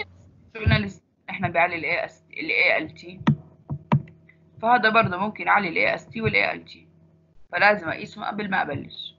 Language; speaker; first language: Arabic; native; Arabic